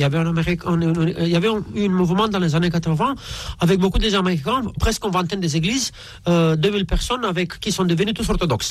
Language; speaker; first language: French; non-native, fluent; Romanian